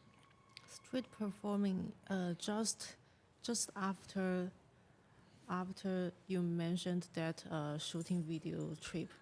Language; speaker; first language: English; non-native, learner; Chinese